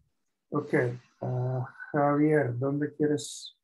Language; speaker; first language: Spanish; non-native, fluent; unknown